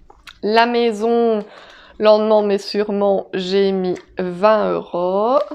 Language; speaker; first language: French; native; French